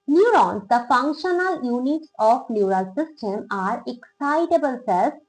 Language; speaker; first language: English; non-native, local second language; Bangla